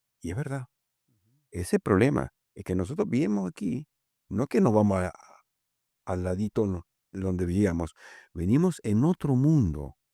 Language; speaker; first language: Spanish; early bilingual, other home language; Italian